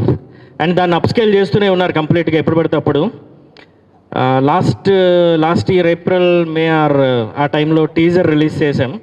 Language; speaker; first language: Telugu; native; Telugu